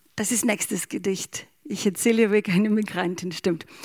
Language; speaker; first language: German; non-native, fluent; Ukrainian